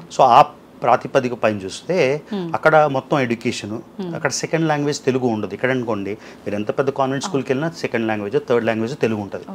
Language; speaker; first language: Telugu; native; Telugu